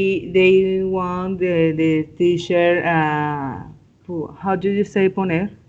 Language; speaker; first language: English; non-native, learner; Spanish